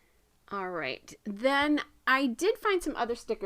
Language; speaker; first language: English; native; English